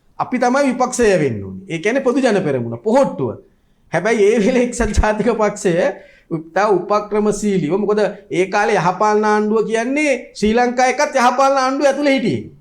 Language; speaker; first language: Sinhala; native; Sinhala